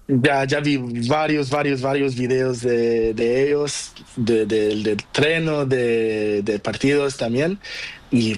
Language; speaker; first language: Spanish; non-native, learner; Portuguese